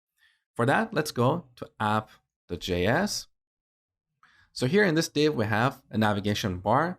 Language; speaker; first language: English; native; English